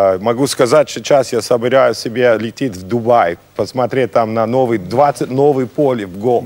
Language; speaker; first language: Russian; non-native, learner; English